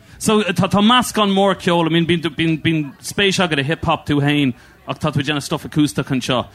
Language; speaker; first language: Irish; non-native, local second language; English